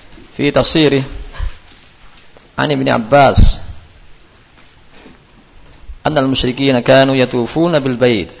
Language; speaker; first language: Arabic; non-native, fluent; Indonesian